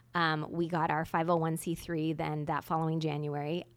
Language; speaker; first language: English; native; English